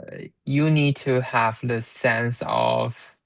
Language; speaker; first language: English; non-native, learner; Chinese